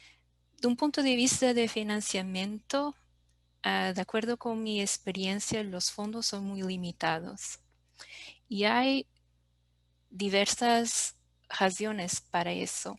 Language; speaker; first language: Spanish; non-native, fluent; Portuguese